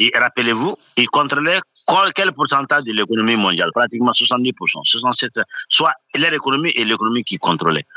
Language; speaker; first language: French; non-native, local second language; Bambara